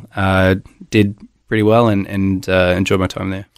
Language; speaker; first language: English; native; English